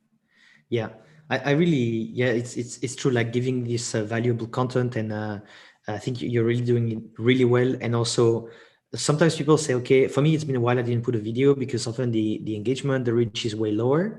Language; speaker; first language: English; non-native, fluent; French